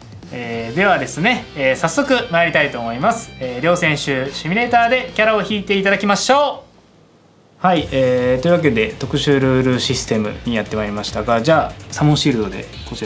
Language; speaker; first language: Japanese; native; Japanese